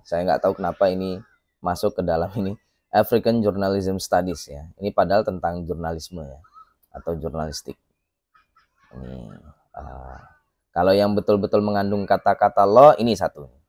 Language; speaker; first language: Indonesian; native; Indonesian